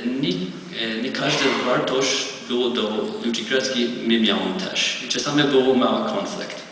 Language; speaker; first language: Polish; non-native, learner; Hebrew